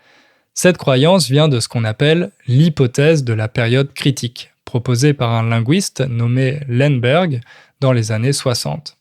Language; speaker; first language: French; native; French